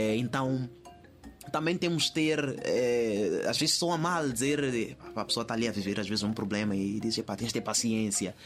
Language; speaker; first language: Portuguese; native; Portuguese